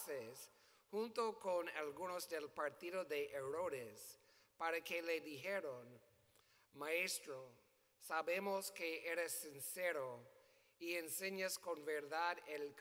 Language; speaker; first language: Spanish; non-native, learner; English